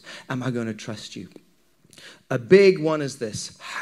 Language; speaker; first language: English; native; English